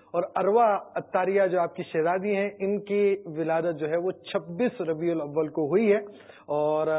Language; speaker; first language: Urdu; native; Urdu